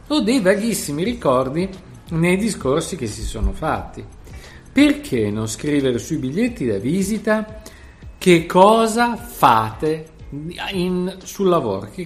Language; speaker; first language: Italian; native; Italian